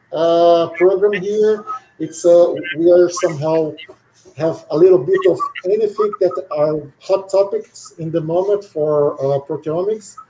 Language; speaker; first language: English; non-native, fluent; Portuguese